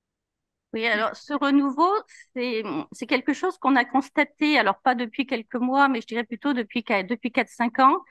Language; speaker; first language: French; native; French